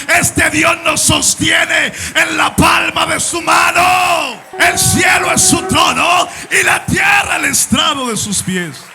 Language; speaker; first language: Spanish; native; Spanish